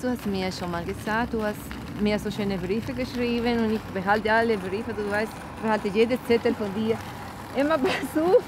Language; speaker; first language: German; non-native, fluent; Spanish